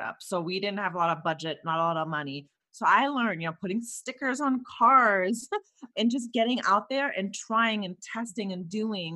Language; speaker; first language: English; non-native, fluent; German